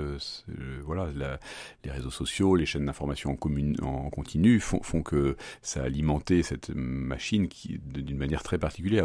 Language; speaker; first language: French; native; French